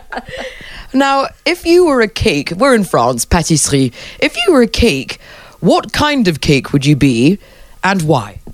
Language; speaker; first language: English; native; English